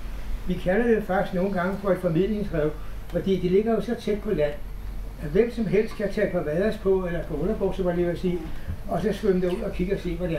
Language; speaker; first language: Danish; native; Danish